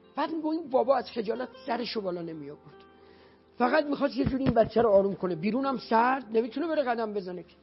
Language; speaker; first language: Persian; native; Persian